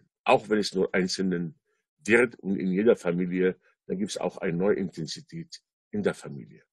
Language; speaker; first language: German; non-native, fluent; Arabic